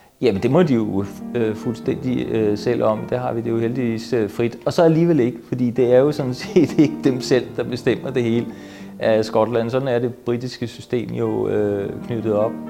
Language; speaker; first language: Danish; native; Danish